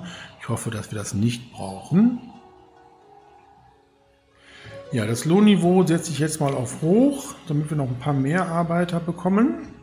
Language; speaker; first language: German; native; German